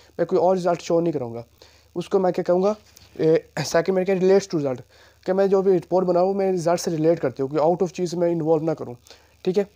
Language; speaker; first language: Urdu; non-native, local second language; Punjabi